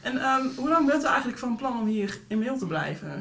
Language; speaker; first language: Dutch; native; Dutch